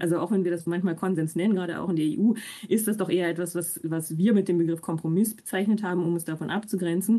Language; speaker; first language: German; native; German